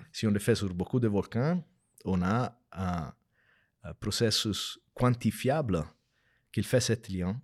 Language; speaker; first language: French; non-native, fluent; Italian